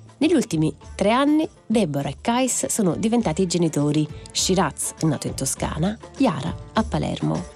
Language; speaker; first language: Italian; native; Italian